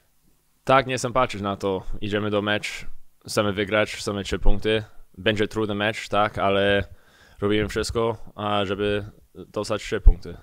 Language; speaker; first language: Polish; early bilingual, heritage; English